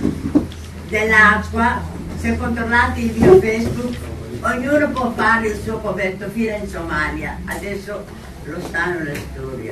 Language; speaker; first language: Italian; non-native, local second language; Somali